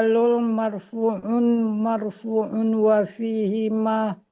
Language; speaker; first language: Arabic; non-native, learner; Indonesian